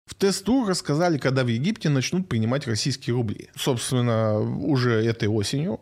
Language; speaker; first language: Russian; native; Russian